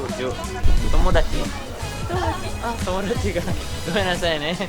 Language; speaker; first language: Japanese; non-native, learner; Indonesian